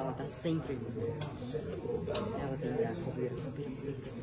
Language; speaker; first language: Portuguese; native; Portuguese